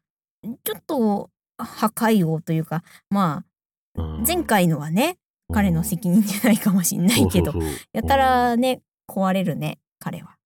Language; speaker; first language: Japanese; native; Japanese